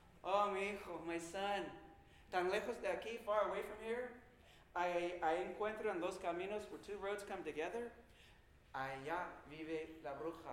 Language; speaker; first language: Spanish; non-native, learner; English